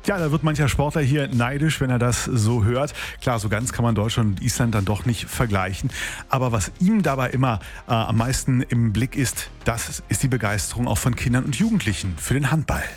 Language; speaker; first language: German; native; German